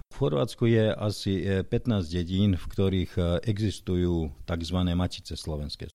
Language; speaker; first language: Slovak; early bilingual, heritage; Slovak